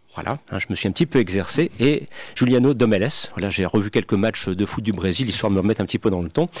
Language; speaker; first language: French; native; French